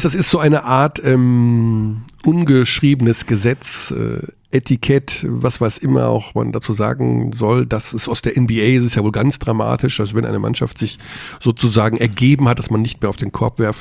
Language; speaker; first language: German; native; German